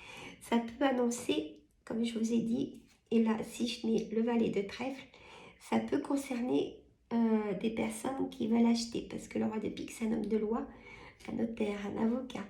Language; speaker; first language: French; native; French